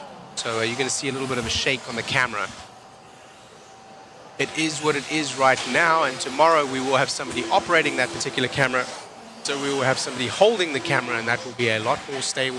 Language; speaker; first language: English; native; English